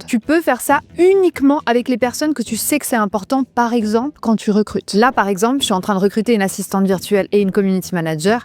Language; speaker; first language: French; native; French